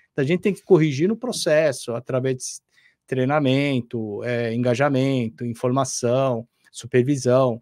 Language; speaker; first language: Portuguese; non-native, fluent; Korean